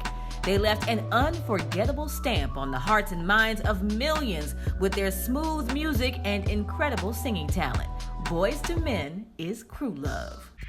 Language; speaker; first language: English; native; English